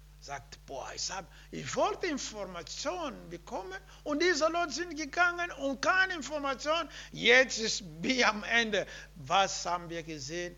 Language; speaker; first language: German; non-native, learner; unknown